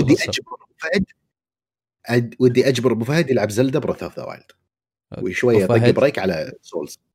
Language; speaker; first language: Arabic; native; Arabic